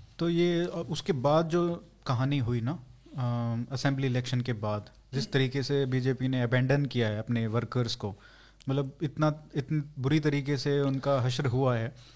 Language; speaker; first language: Hindi; native; Hindi